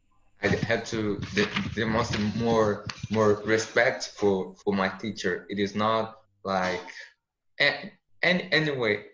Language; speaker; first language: English; non-native, learner; Portuguese